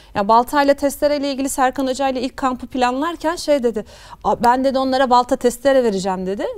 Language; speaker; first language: Turkish; native; Turkish